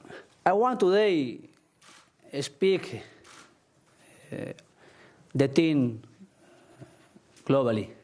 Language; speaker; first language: English; non-native, learner; Spanish